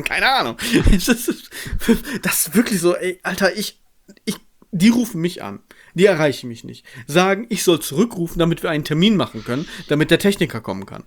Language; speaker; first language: German; native; German